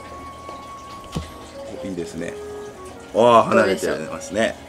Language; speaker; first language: Japanese; native; Japanese